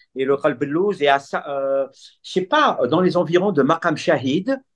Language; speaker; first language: French; non-native, local second language; Arabic